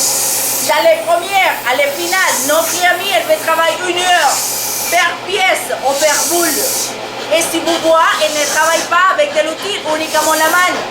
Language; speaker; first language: French; non-native, learner; Spanish